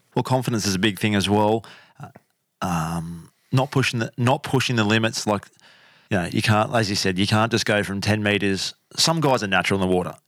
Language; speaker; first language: English; native; English